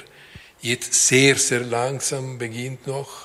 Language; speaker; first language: German; non-native, local second language; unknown